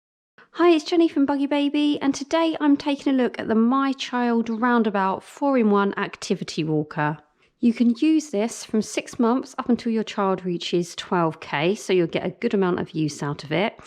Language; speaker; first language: English; native; English